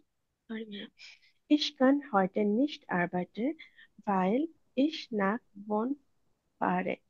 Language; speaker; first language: German; non-native, learner; Bangla